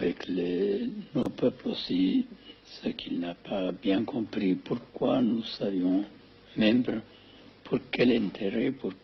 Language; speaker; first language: French; non-native, fluent; Amharic